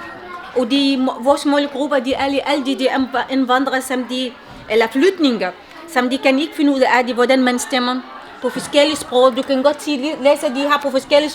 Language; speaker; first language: Danish; non-native, learner; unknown